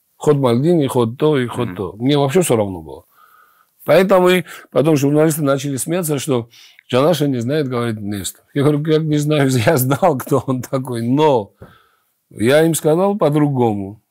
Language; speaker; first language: Russian; non-native, fluent; Georgian